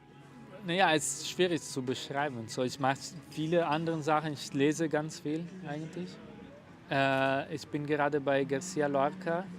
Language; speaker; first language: German; non-native, fluent; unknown